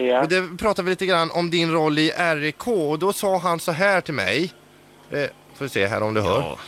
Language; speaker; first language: Swedish; native; Swedish